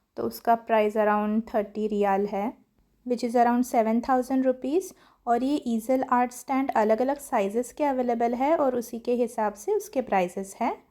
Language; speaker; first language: Hindi; non-native, local second language; Marathi